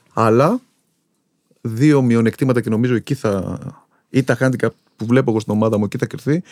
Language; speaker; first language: Greek; native; Greek